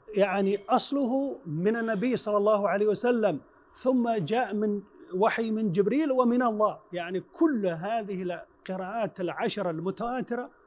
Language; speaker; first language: Arabic; non-native, fluent; Chinese